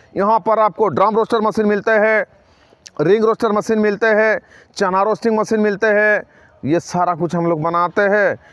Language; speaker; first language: Hindi; non-native, local second language; Bangla